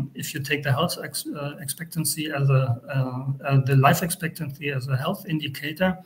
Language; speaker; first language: English; non-native, fluent; German